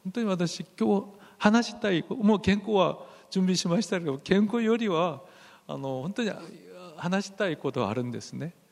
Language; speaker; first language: Japanese; non-native, fluent; Korean